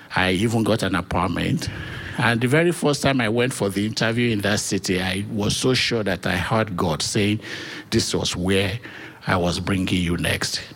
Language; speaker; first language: English; non-native, local second language; Yoruba